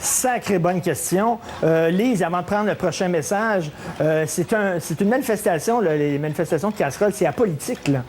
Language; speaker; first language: French; native; French